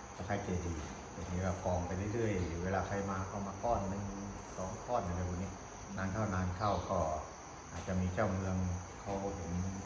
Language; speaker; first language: Thai; native; Thai